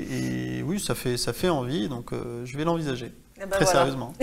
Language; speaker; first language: French; native; French